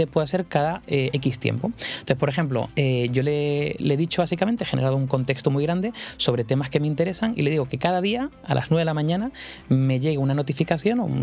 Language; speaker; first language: Spanish; native; Spanish